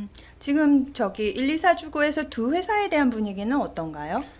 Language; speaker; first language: Korean; native; Korean